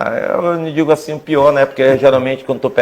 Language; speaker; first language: Portuguese; native; Portuguese